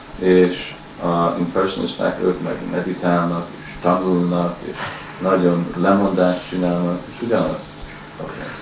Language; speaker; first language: Hungarian; early bilingual, heritage; Hungarian